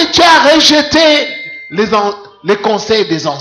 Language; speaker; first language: French; non-native, local second language; Lingala